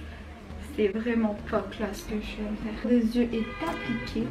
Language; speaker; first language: French; native; French